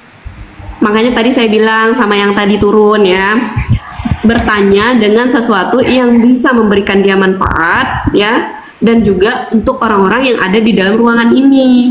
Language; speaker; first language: Indonesian; native; Indonesian